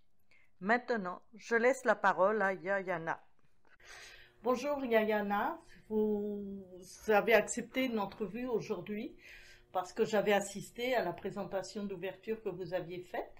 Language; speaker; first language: French; native; French